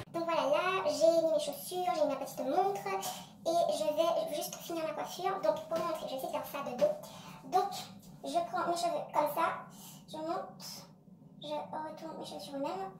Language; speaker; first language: French; native; French